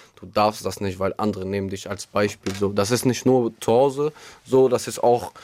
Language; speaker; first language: German; non-native, fluent; Albanian